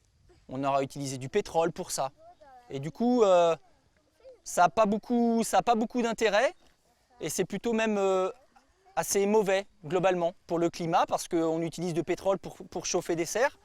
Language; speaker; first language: French; native; French